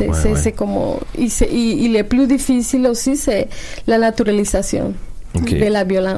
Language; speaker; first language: French; non-native, learner; Spanish